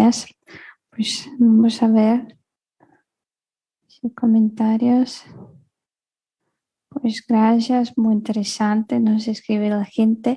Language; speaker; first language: Spanish; non-native, fluent; Russian